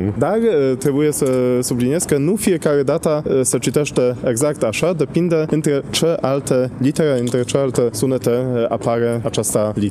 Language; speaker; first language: Romanian; non-native, fluent; Polish